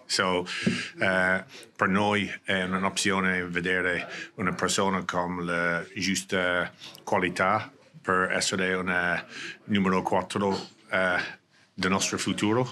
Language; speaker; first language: Italian; non-native, learner; English